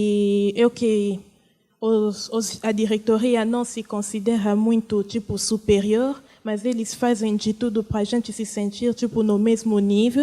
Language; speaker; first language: Portuguese; non-native, fluent; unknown